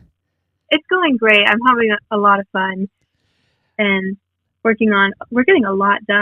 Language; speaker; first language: English; native; English